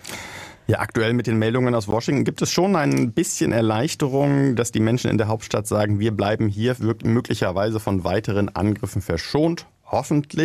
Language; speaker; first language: German; native; German